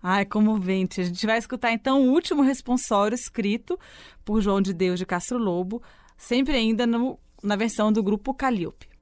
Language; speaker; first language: Portuguese; native; Portuguese